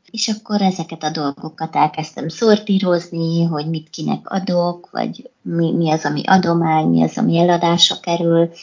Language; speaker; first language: Hungarian; native; Hungarian